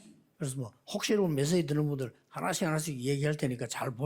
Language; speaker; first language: Korean; native; Korean